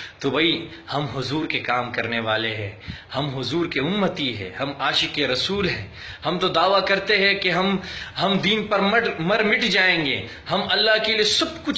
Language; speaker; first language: Urdu; non-native, local second language; Pashto